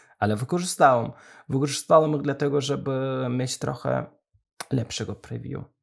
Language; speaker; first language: Polish; non-native, fluent; Azerbaijani